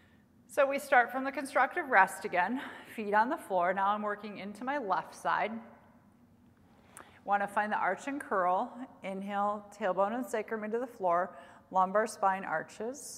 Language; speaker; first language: English; native; English